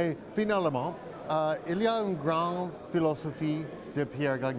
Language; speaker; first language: French; non-native, learner; English